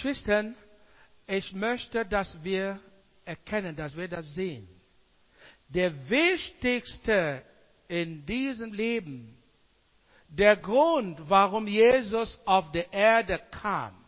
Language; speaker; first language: German; non-native, learner; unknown